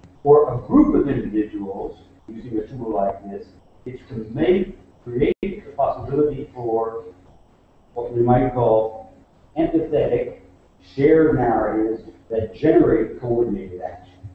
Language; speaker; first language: English; native; English